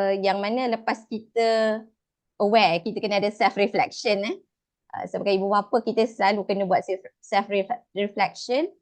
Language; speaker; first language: Malay; native; Malay